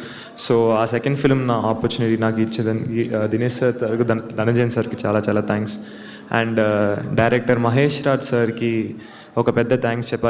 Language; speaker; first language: Telugu; non-native, local second language; Tamil